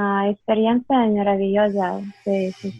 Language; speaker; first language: Spanish; non-native, fluent; Russian